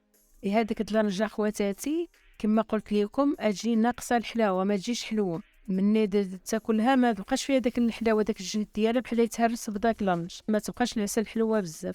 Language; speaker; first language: Arabic; native; Arabic